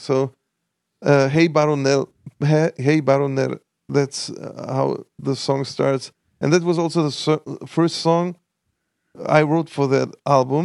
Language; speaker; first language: English; non-native, fluent; Armenian